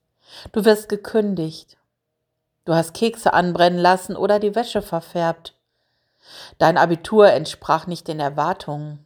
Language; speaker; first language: German; native; German